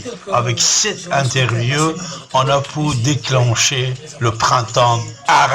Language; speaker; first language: French; non-native, fluent; Persian